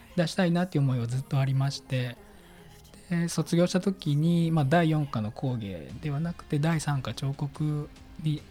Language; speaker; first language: Japanese; native; Japanese